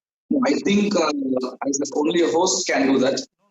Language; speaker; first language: English; non-native, local second language; Tamil